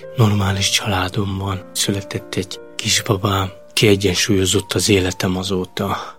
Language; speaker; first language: Hungarian; non-native, local second language; Romany